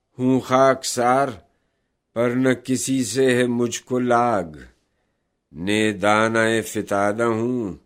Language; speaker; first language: Urdu; native; Urdu